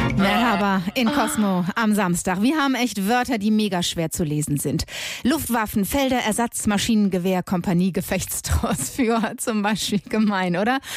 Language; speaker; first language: German; native; German